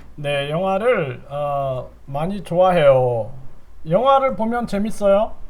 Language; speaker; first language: Korean; native; Korean